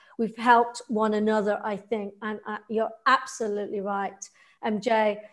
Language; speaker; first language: English; native; English